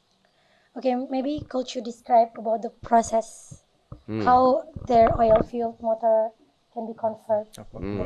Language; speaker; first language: English; non-native, learner; Indonesian